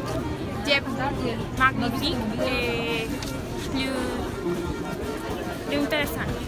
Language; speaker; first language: French; non-native, learner; Spanish